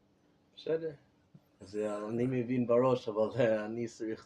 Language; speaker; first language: Hebrew; non-native, learner; English